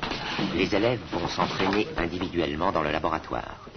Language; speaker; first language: French; native; French